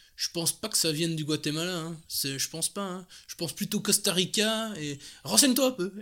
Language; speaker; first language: French; native; French